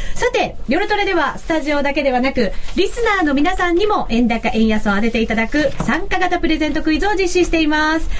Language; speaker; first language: Japanese; native; Japanese